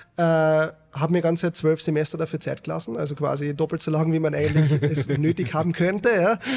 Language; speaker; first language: German; native; German